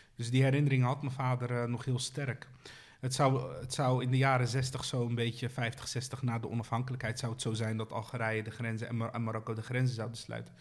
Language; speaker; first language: Dutch; early bilingual, other home language; Arabic